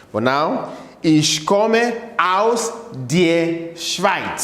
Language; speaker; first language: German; non-native, learner; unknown